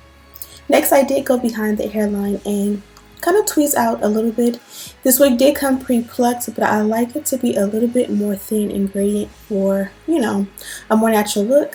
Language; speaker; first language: English; native; English